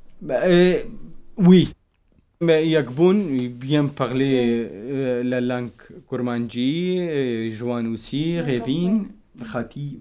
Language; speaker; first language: French; non-native, learner; Kurdish